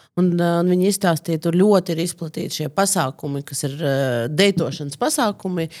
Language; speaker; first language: Latvian; non-native, local second language; Russian